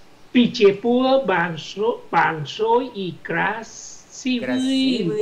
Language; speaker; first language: Russian; non-native, learner; Vietnamese